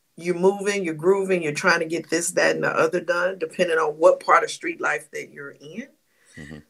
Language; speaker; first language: English; native; English